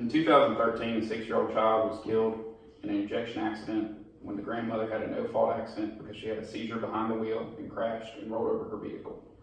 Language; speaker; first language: English; native; English